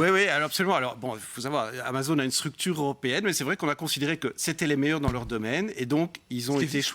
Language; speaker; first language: French; native; French